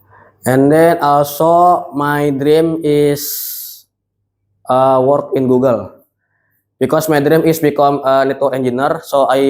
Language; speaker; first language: English; non-native, learner; Indonesian